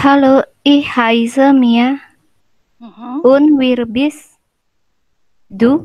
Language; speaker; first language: German; non-native, learner; Indonesian